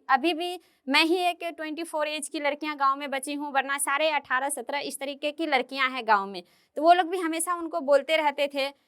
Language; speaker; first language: Hindi; native; Hindi